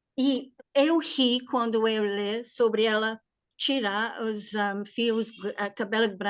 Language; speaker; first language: Portuguese; non-native, learner; English